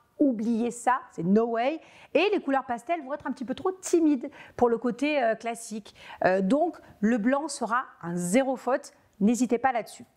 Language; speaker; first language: French; native; French